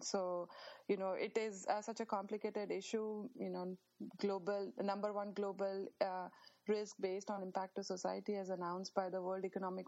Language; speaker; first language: English; non-native, local second language; Marathi